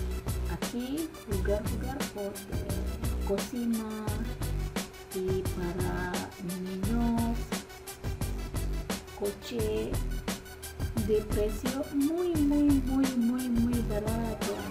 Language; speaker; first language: Spanish; non-native, learner; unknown